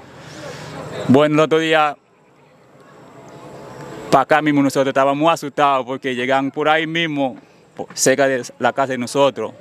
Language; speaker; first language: Spanish; non-native, fluent; Haitian Creole